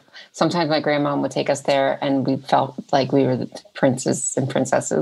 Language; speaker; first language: English; native; English